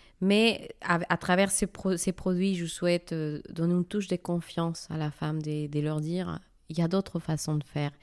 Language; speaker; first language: French; non-native, fluent; Spanish